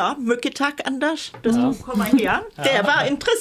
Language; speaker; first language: Swedish; non-native, learner; German